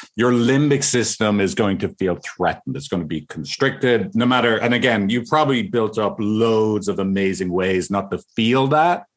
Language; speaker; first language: English; native; English